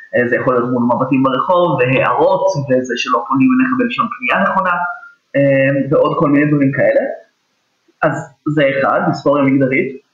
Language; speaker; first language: Hebrew; native; Hebrew